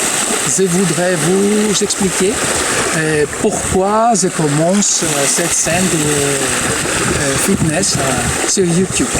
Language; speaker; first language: French; non-native, fluent; Greek